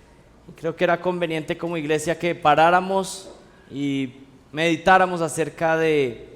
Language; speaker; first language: Spanish; native; Spanish